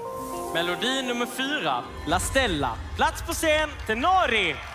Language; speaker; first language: Swedish; native; Swedish